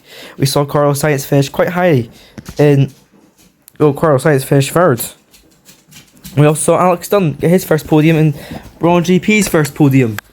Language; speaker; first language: English; native; English